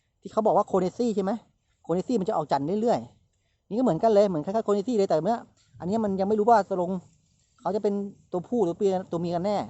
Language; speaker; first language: Thai; native; Thai